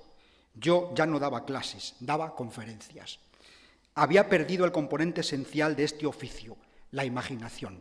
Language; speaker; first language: Spanish; native; Spanish